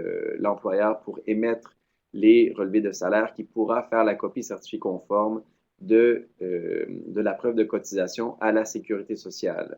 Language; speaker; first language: French; native; French